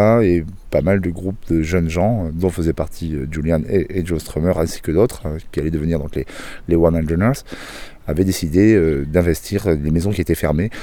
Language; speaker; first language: French; native; French